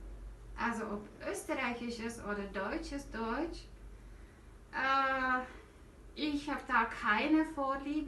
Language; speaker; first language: German; non-native, fluent; Czech